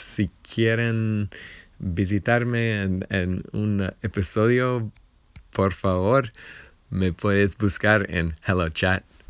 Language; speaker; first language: Spanish; non-native, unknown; English